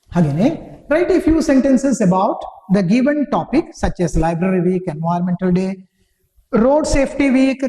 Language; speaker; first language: English; non-native, local second language; Kannada